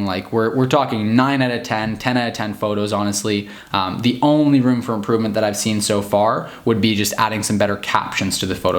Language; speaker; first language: English; native; English